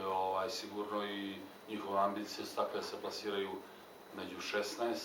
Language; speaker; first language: Serbian; native; Serbian